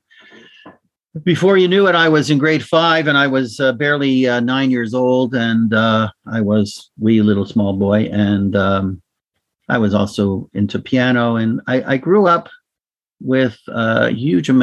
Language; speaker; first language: English; native; English